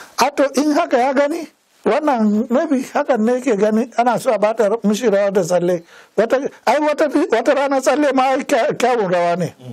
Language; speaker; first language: Hausa; non-native, local second language; Fula